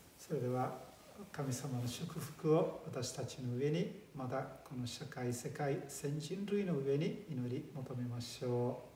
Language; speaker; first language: Japanese; non-native, fluent; Malayalam